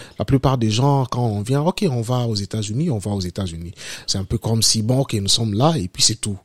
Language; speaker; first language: French; non-native, local second language; Lingala